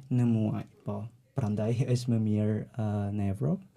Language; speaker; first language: Albanian; non-native, learner; Indonesian